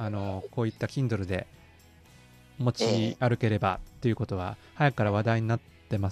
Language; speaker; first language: Japanese; native; Japanese